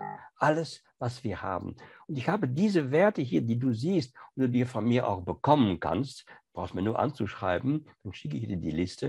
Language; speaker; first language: German; non-native, fluent; French